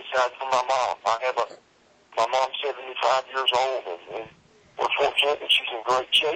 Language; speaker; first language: English; native; English